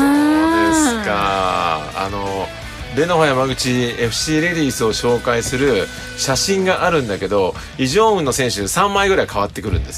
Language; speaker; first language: Japanese; native; Japanese